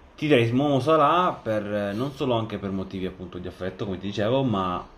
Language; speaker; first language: Italian; non-native, fluent; Arabic